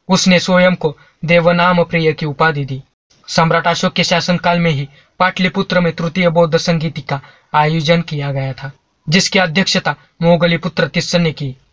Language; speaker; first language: Hindi; non-native, local second language; Marathi